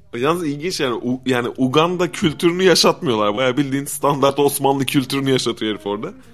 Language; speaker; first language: Turkish; native; Turkish